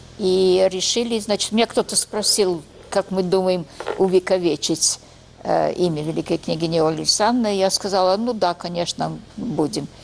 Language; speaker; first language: Russian; early bilingual, heritage; Russian